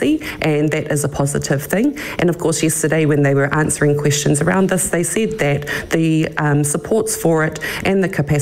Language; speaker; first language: English; native; English